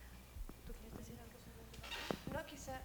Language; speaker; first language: Spanish; non-native, fluent; Swedish